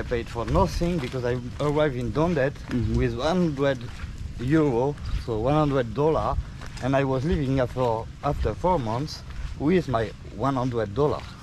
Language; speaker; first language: English; non-native, learner; French